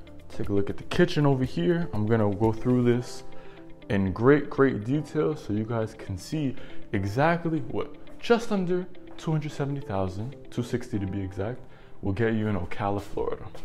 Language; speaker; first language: English; early bilingual, other home language; Spanish